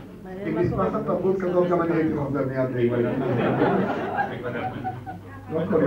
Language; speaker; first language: Hebrew; native; Hebrew